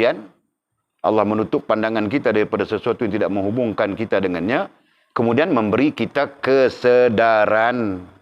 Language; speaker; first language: Malay; native; Malay